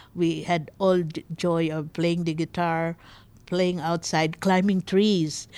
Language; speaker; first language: English; non-native, local second language; Bikol